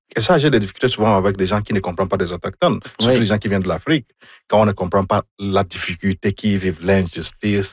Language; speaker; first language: French; non-native, fluent; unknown